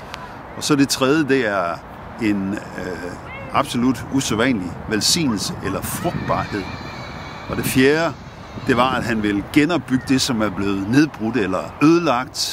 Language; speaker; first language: Danish; native; Danish